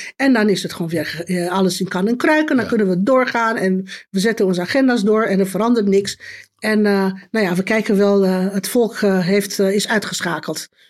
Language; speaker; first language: Dutch; non-native, fluent; Romanian